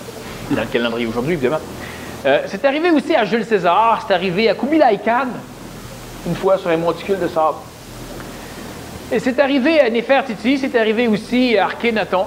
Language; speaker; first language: French; native; French